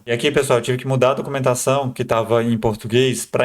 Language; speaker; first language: Portuguese; native; Portuguese